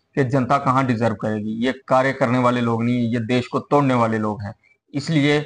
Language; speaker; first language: Hindi; native; Hindi